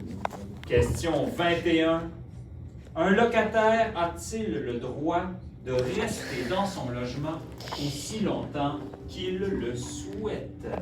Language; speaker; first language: French; native; French